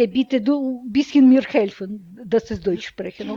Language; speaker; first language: German; non-native, learner; Russian